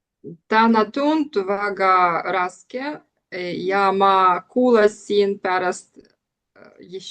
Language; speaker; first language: Estonian; non-native, learner; Russian